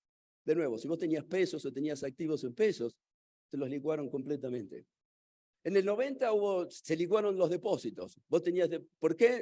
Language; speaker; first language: Spanish; native; Spanish